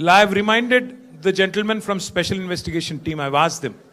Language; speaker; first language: English; non-native, local second language; Telugu